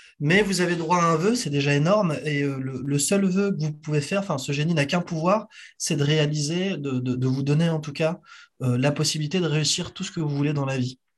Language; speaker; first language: French; native; French